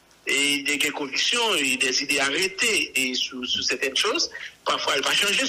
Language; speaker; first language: French; non-native, local second language; Haitian Creole